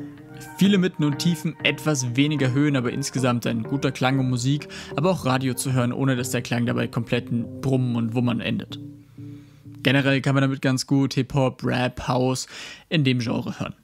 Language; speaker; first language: German; native; German